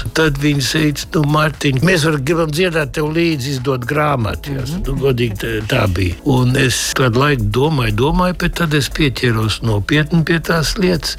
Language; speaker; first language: Latvian; early bilingual, heritage; Latvian